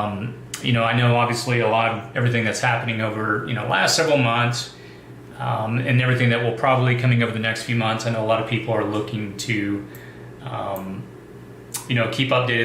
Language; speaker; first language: English; native; English